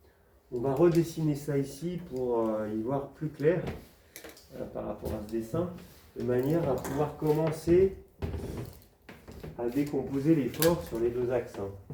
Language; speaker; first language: French; native; French